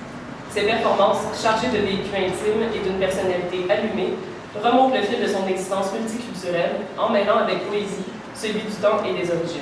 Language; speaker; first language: French; native; French